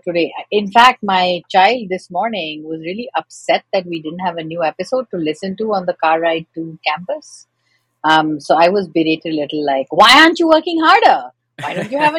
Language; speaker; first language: English; native; English